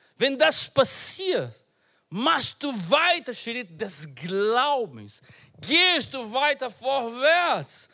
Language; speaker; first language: German; non-native, learner; Portuguese